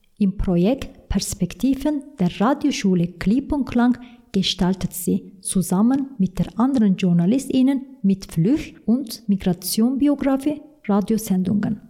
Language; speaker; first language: German; non-native, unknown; Turkish